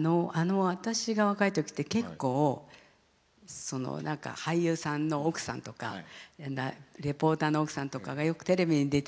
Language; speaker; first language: Japanese; native; Japanese